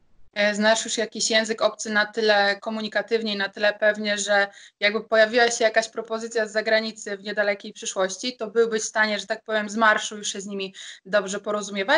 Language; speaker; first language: Polish; native; Polish